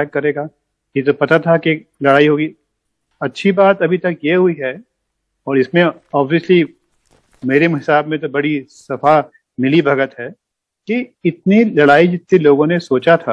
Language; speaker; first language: Hindi; native; Hindi